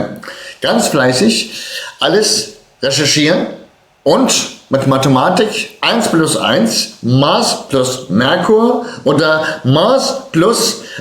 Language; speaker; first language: German; early bilingual, other home language; Turkish